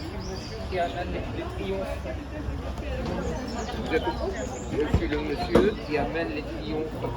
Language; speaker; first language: French; native; French